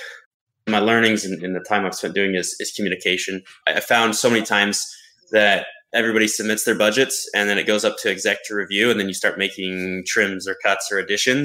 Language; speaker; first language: English; native; English